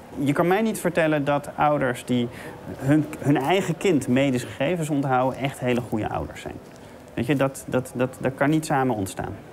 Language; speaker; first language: Dutch; native; Dutch